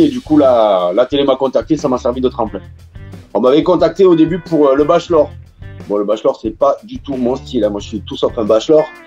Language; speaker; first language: French; native; French